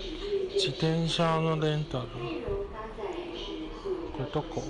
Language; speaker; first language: Japanese; non-native, fluent; Chinese